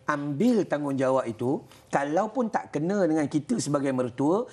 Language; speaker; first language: Malay; native; Malay